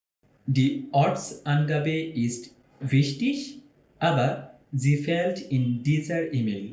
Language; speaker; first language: German; non-native, fluent; Bangla